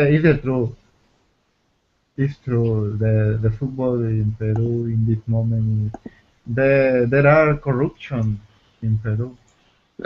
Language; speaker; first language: English; non-native, learner; Spanish